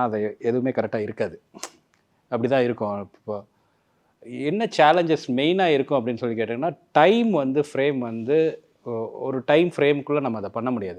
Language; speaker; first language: Tamil; native; Tamil